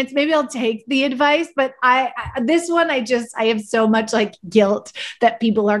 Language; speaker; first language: English; native; English